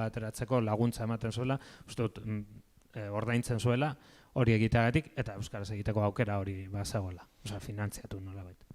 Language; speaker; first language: Basque; native; Basque